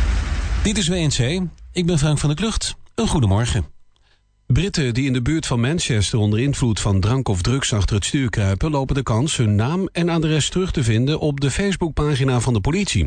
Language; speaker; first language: Dutch; native; Dutch